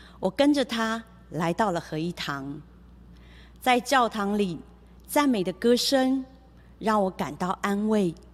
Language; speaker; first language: Chinese; early bilingual, heritage; Chinese